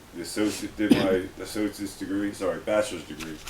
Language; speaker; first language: English; native; English